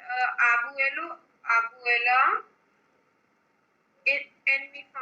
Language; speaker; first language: Spanish; non-native, learner; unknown